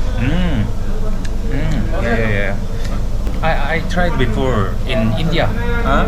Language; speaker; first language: English; non-native, learner; Korean